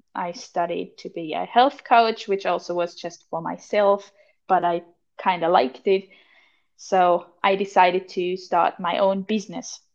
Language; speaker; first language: English; non-native, fluent; German